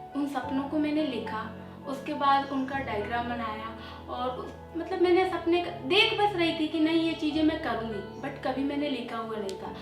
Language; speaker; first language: Hindi; native; Hindi